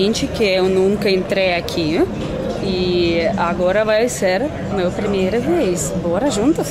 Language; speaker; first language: Portuguese; non-native, fluent; Russian